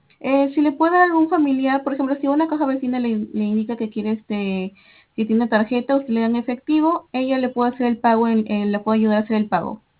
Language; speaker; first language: Spanish; native; Spanish